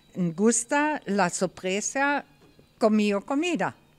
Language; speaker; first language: Spanish; non-native, learner; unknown